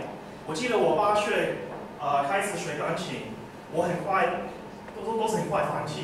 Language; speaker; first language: Chinese; early bilingual, heritage; English